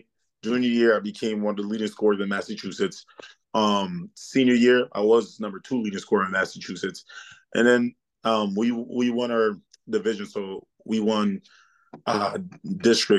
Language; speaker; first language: English; early bilingual, other home language; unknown